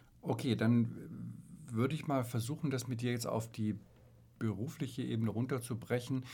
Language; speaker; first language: German; native; German